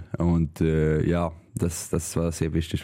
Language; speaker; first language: German; non-native, learner; Swedish